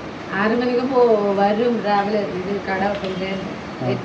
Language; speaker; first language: Malayalam; non-native, fluent; Nepali